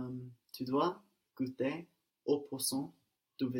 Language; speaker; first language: French; non-native, learner; English